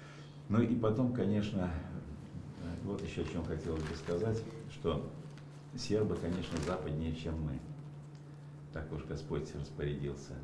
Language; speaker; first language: Russian; native; Russian